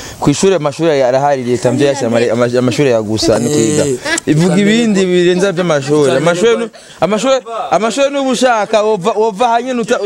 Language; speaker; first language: Rundi; native; Rundi